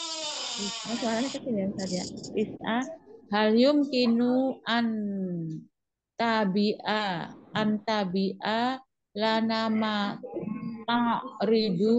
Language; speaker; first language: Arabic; non-native, learner; Indonesian